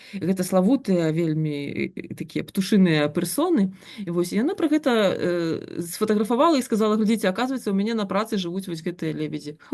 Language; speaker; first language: Belarusian; non-native, local second language; Russian